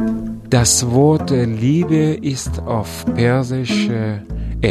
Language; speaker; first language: German; non-native, fluent; Persian